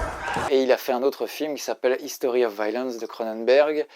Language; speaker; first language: French; native; French